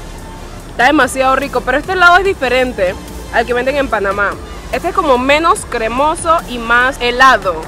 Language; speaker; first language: Spanish; native; Spanish